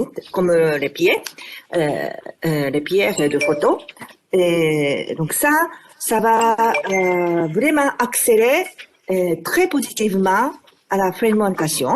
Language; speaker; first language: French; non-native, fluent; Japanese